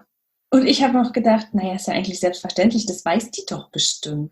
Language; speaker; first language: German; native; German